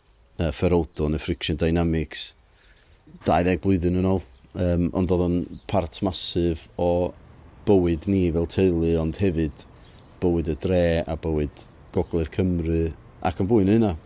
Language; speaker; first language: Welsh; native; Welsh